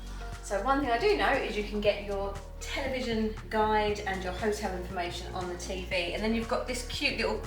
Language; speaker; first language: English; native; English